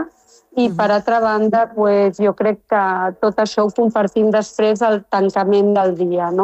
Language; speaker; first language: Catalan; non-native, local second language; Spanish